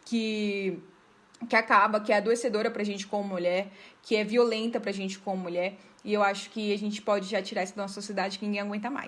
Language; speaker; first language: Portuguese; native; Portuguese